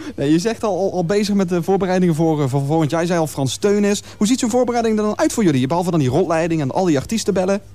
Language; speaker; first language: Dutch; non-native, local second language; Limburgish